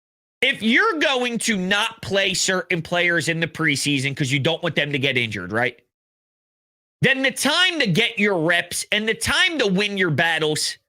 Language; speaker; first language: English; native; English